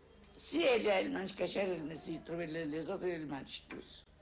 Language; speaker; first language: French; non-native, learner; Arabic